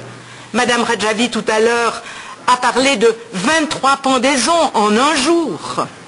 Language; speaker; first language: French; native; French